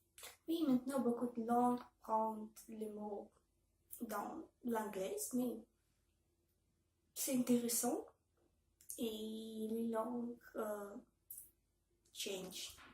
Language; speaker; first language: French; non-native, learner; Belarusian